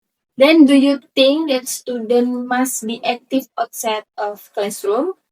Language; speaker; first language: English; non-native, learner; Indonesian